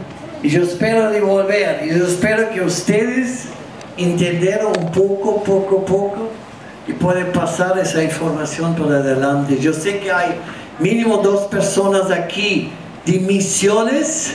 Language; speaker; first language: Spanish; non-native, fluent; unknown